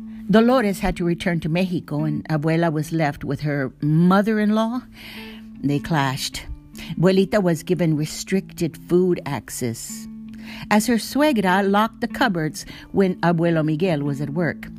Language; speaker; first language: English; early bilingual, other home language; Spanish